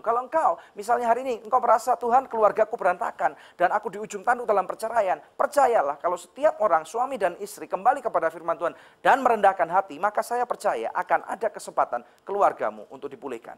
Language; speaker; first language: Indonesian; native; Indonesian